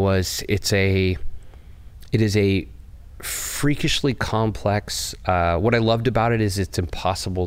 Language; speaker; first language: English; native; English